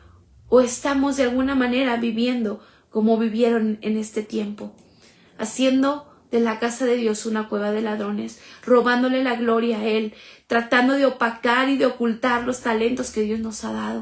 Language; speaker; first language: Spanish; native; Spanish